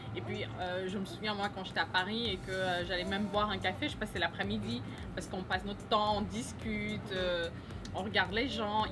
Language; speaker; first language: French; early bilingual, other home language; Greek